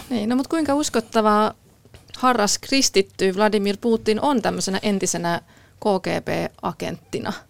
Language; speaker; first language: Finnish; native; Finnish